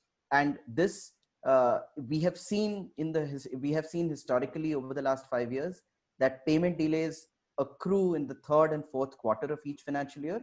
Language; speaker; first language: English; non-native, local second language; Hindi